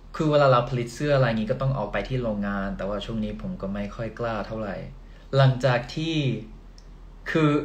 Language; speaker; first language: Thai; early bilingual, heritage; Thai